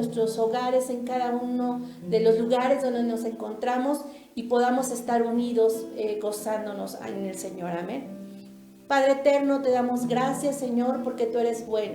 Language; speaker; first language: Spanish; native; Spanish